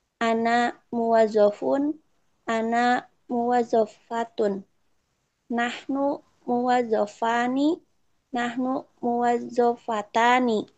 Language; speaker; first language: Arabic; non-native, learner; Indonesian